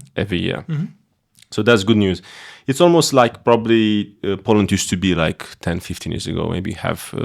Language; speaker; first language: English; non-native, fluent; Romanian